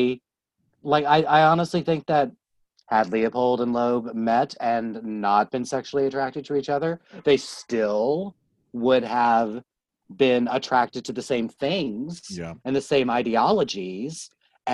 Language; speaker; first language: English; native; English